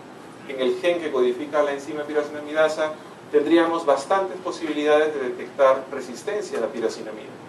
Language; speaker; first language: Spanish; native; Spanish